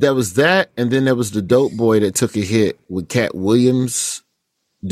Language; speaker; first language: English; native; English